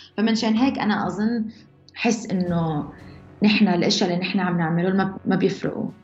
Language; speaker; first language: Arabic; early bilingual, heritage; Arabic